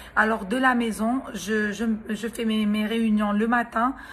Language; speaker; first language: French; non-native, local second language; Arabic